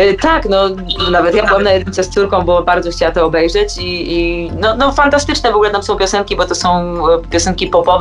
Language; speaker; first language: Polish; native; Polish